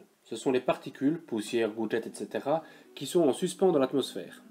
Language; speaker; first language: French; native; French